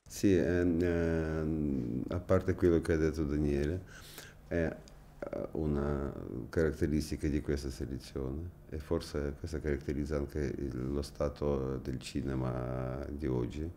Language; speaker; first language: Italian; non-native, fluent; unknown